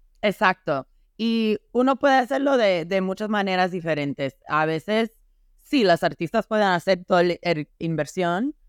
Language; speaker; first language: Spanish; non-native, fluent; English